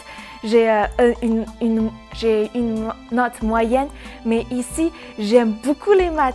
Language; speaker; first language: French; non-native, learner; Chinese